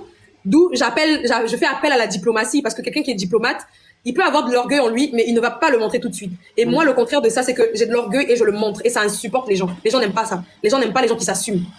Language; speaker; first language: French; non-native, local second language; Lingala